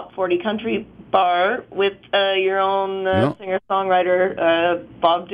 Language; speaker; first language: English; native; English